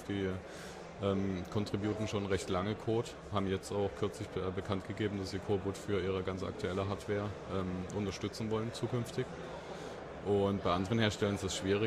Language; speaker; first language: German; native; German